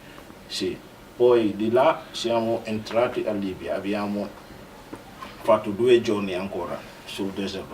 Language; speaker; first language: Italian; non-native, learner; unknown